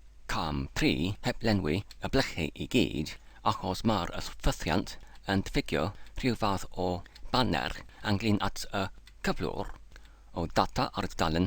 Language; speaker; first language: Welsh; non-native, learner; English